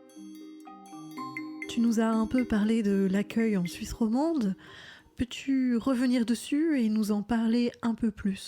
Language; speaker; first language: French; native; French